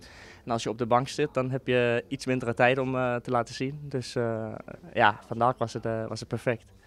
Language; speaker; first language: Dutch; non-native, fluent; Danish